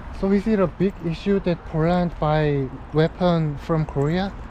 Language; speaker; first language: English; non-native, learner; Korean